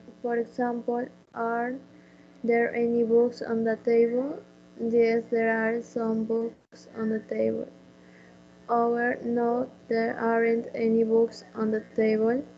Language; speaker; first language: English; non-native, learner; Spanish